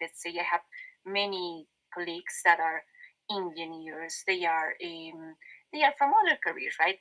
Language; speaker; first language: English; non-native, fluent; Spanish